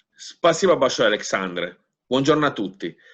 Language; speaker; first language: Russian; non-native, learner; Italian